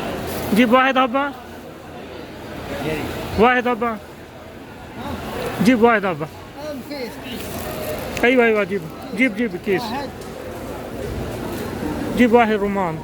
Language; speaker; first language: Arabic; non-native, learner; Urdu